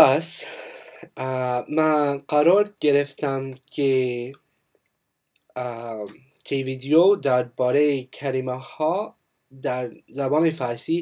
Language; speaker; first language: Persian; non-native, learner; English